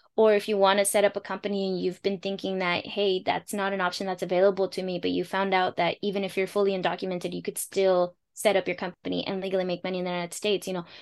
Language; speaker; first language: English; early bilingual, other home language; Spanish